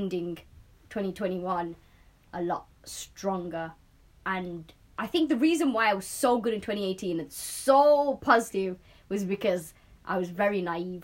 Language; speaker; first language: English; native; English